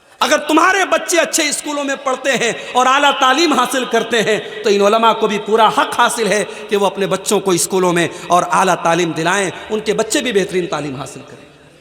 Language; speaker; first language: Urdu; native; Urdu